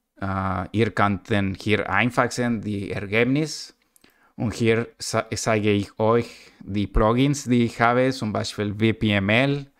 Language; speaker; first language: German; non-native, learner; Spanish